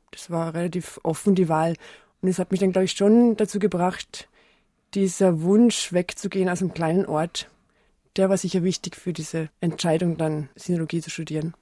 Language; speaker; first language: German; native; German